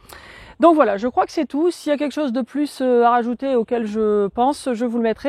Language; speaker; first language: French; native; French